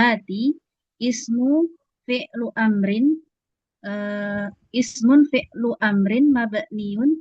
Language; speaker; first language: Arabic; non-native, learner; Indonesian